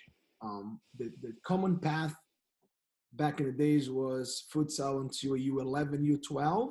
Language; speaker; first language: English; non-native, fluent; Portuguese